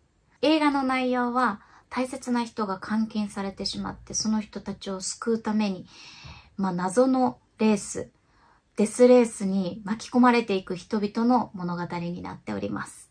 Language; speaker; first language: Japanese; native; Japanese